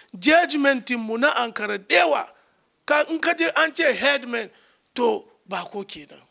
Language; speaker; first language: Hausa; early bilingual, heritage; Hausa